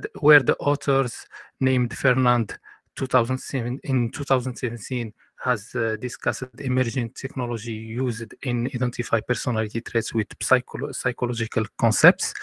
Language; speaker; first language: English; non-native, fluent; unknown